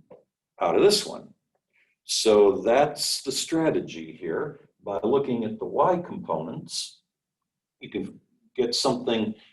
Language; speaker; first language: English; native; English